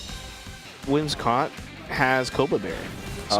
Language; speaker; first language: English; native; English